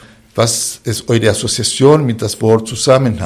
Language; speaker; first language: German; non-native, fluent; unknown